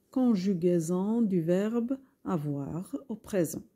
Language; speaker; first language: French; non-native, local second language; Arabic